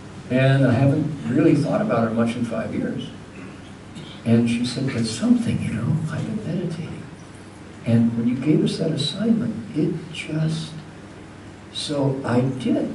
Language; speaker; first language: English; native; English